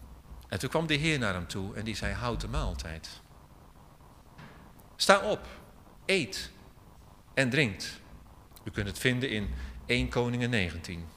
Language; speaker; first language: Dutch; native; Dutch